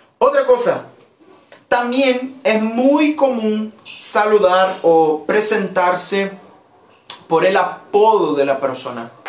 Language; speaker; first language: Spanish; non-native, fluent; Portuguese